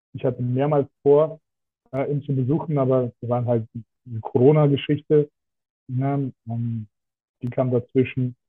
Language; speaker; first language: German; non-native, fluent; Russian